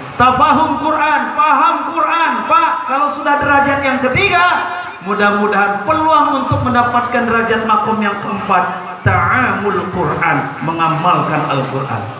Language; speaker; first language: Indonesian; non-native, local second language; Malay